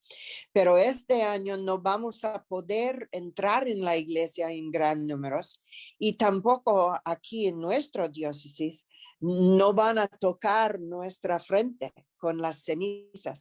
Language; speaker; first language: Spanish; non-native, fluent; English